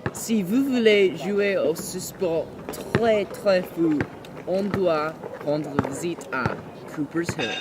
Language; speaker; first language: French; non-native, learner; English